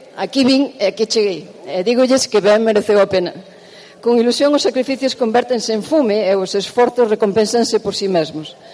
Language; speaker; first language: Galician; native; Galician